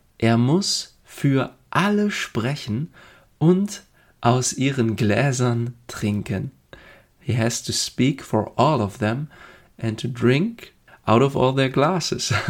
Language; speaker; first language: German; native; German